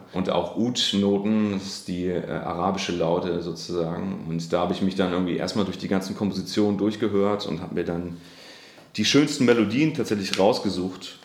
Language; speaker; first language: German; native; German